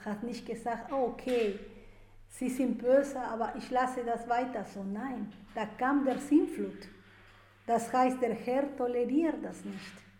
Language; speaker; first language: German; non-native, fluent; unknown